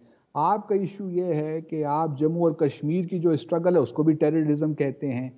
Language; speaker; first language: Urdu; native; Urdu